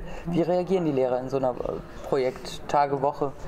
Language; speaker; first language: German; native; German